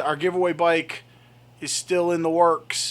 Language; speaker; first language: English; native; English